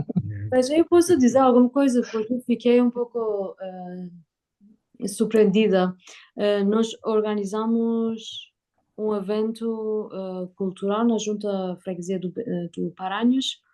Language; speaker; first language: Portuguese; non-native, learner; Persian